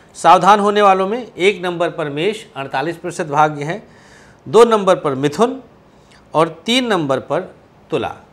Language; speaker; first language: Hindi; non-native, local second language; Awadhi